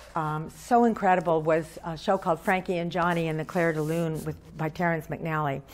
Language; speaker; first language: English; native; English